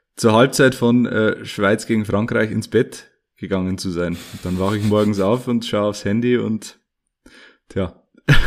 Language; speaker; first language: German; native; German